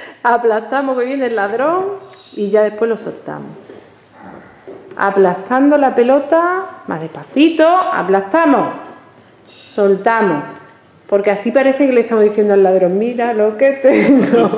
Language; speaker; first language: Spanish; native; Spanish